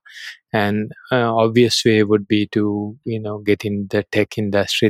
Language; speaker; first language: English; non-native, local second language; Sinhala